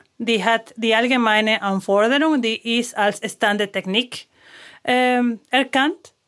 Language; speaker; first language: German; non-native, fluent; Spanish